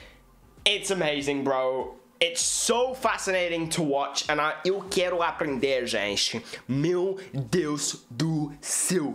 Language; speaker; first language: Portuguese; non-native, learner; English